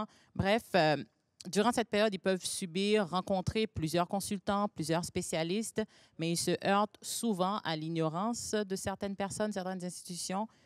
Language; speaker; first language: French; native; French